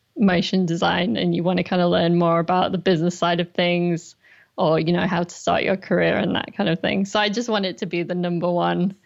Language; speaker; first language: English; native; English